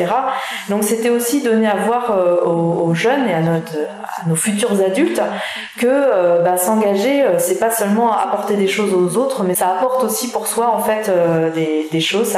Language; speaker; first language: French; native; French